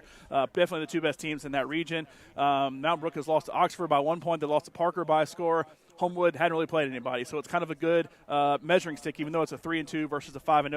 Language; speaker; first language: English; native; English